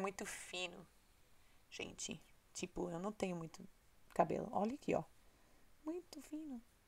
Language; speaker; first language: Portuguese; non-native, learner; English